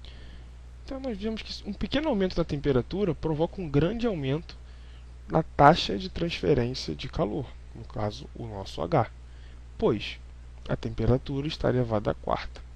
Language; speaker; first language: Portuguese; native; Portuguese